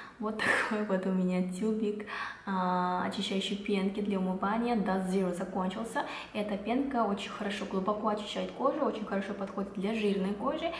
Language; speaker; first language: Russian; non-native, fluent; Korean